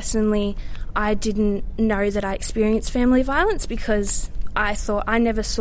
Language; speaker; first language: English; native; English